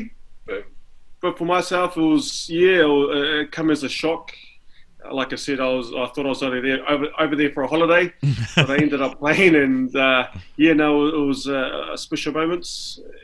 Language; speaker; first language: English; native; English